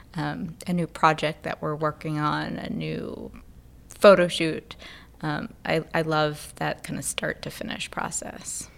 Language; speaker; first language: English; native; English